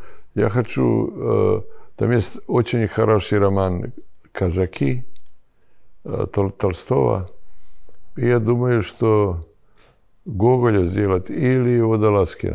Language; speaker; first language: Russian; non-native, learner; Serbian